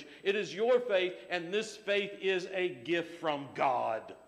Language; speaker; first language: English; native; English